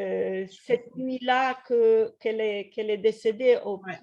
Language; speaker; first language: French; non-native, fluent; Polish